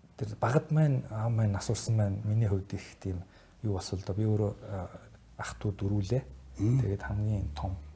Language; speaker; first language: Mongolian; native; Mongolian